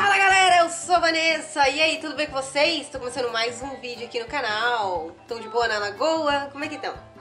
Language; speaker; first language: Portuguese; native; Portuguese